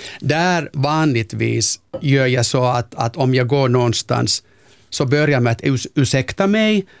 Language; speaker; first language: Swedish; non-native, local second language; Finnish